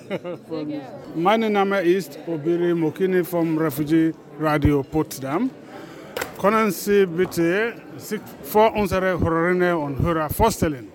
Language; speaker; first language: German; non-native, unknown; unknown